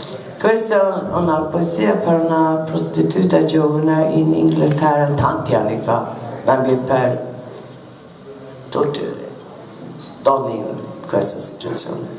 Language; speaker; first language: Italian; non-native, learner; Swedish